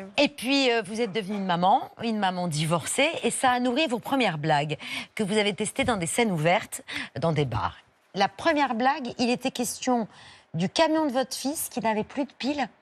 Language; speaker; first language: French; native; French